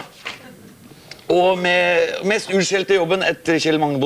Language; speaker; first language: Norwegian; native; Norwegian